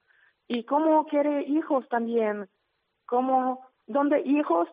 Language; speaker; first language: Spanish; non-native, learner; Ukrainian